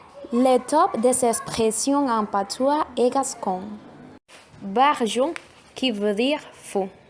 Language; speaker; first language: French; non-native, learner; Spanish